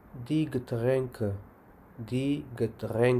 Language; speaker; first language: German; non-native, fluent; Pashto